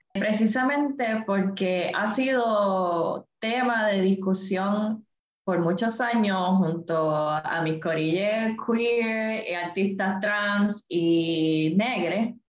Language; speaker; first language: Spanish; native; Spanish